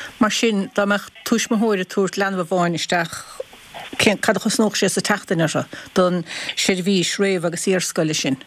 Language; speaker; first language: Irish; native; Irish